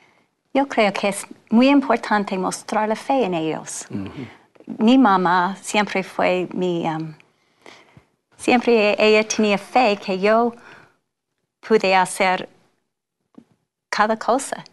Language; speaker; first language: Spanish; non-native, fluent; English